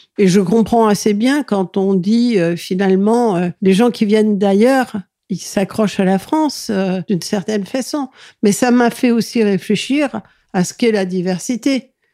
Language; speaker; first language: French; early bilingual, other home language; Catalan